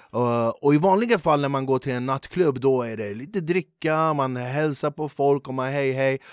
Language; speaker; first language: Swedish; early bilingual, other home language; Kurdish